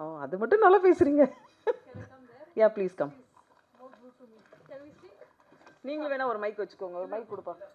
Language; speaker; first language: Tamil; native; Tamil